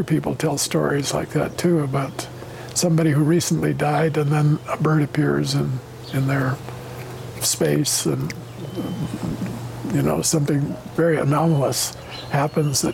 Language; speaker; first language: English; native; English